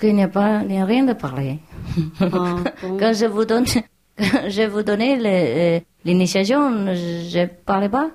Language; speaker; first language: French; non-native, learner; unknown